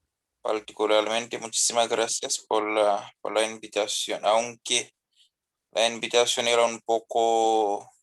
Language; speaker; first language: Spanish; non-native, fluent; Haitian Creole